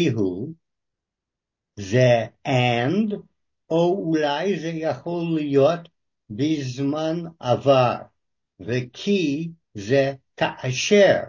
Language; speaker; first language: Hebrew; non-native, fluent; English